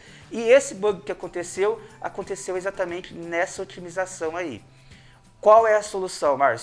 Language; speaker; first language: Portuguese; native; Portuguese